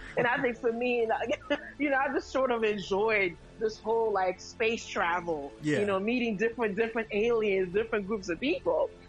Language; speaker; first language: English; early bilingual, other home language; Haitian Creole